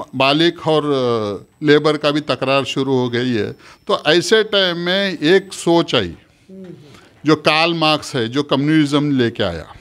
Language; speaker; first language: Hindi; non-native, local second language; Urdu